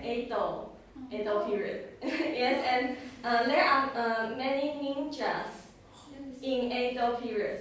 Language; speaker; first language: English; non-native, learner; Chinese